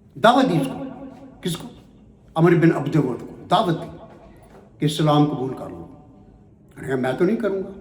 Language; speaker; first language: Urdu; non-native, local second language; Punjabi